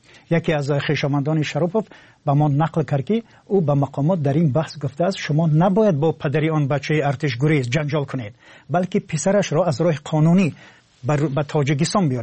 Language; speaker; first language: Persian; native; Persian